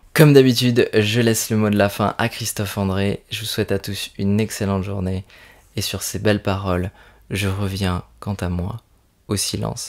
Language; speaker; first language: French; native; French